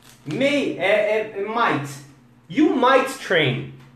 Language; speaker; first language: English; non-native, fluent; Portuguese